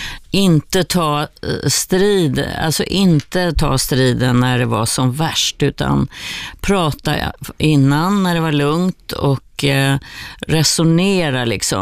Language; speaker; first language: Swedish; native; Swedish